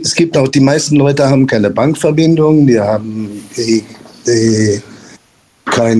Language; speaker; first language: German; non-native, fluent; Spanish